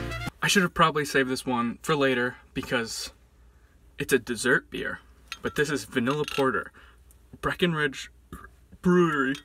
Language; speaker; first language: English; native; English